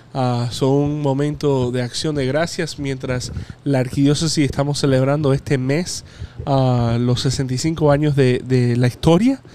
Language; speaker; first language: Spanish; native; Spanish